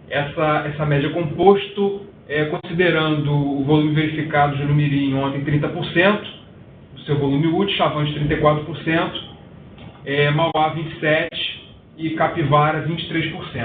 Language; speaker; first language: Portuguese; native; Portuguese